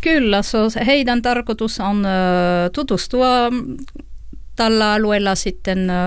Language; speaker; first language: Finnish; non-native, fluent; French